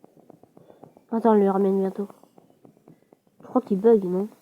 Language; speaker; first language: French; native; French